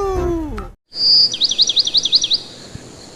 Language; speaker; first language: English; non-native, learner; Khmer